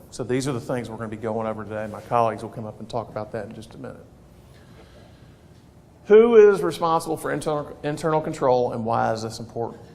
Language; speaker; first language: English; native; English